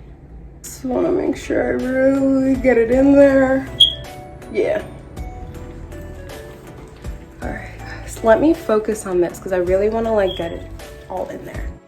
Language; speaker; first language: English; native; English